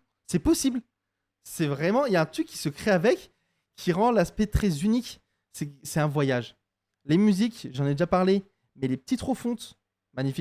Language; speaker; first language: French; native; French